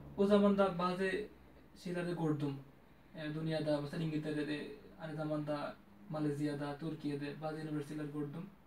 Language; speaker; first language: Turkish; non-native, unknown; Bangla